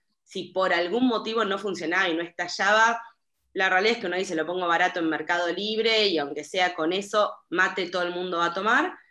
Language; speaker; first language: Spanish; native; Spanish